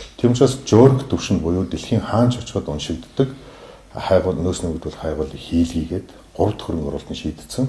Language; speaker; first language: Mongolian; non-native, local second language; Kazakh